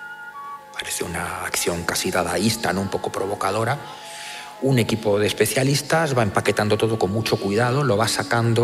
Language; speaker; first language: Spanish; native; Spanish